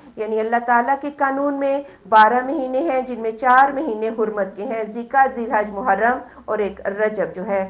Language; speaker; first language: Urdu; native; Urdu